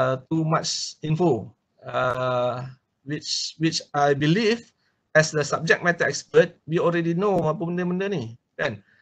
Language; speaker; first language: English; non-native, local second language; Malay